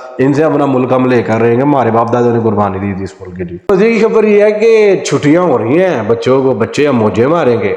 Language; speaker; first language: Urdu; non-native, local second language; Punjabi